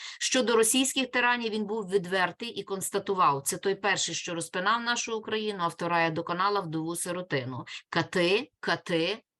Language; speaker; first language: Ukrainian; native; Ukrainian